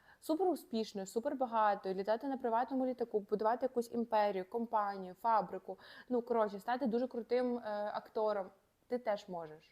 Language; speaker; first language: Ukrainian; native; Ukrainian